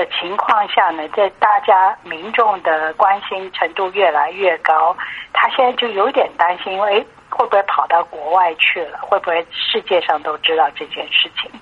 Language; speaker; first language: Chinese; native; Chinese